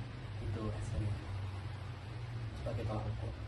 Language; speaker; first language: Indonesian; native; Indonesian